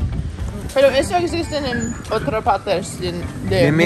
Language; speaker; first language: Spanish; non-native, learner; English